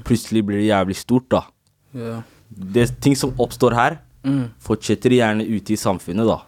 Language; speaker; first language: Norwegian; native; Norwegian